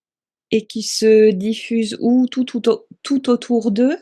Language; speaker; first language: French; native; French